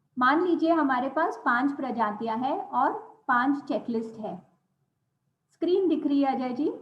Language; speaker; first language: Hindi; non-native, local second language; Gujarati